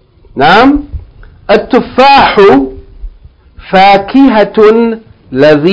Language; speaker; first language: Arabic; non-native, fluent; English